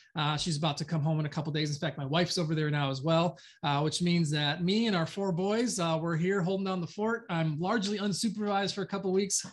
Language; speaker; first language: English; native; English